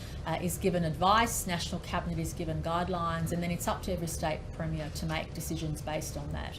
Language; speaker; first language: English; native; English